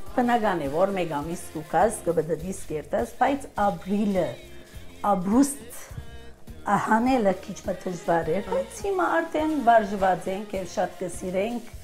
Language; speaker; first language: Armenian; early bilingual, heritage; Armenian